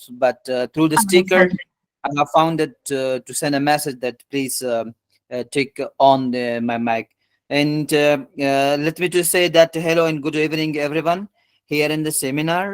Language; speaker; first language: English; non-native, fluent; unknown